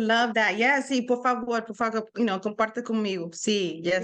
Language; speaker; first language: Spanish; non-native, learner; English